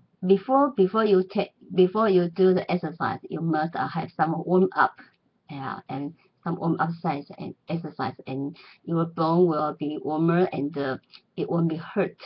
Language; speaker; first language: English; non-native, learner; Chinese